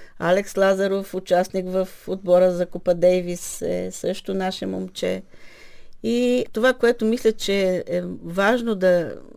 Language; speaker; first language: Bulgarian; native; Bulgarian